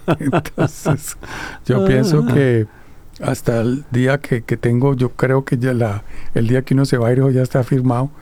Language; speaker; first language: Spanish; native; Spanish